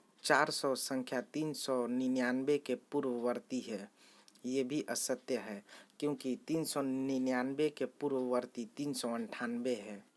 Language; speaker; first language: Hindi; native; Hindi